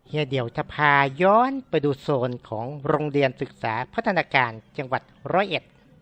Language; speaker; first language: Thai; native; Thai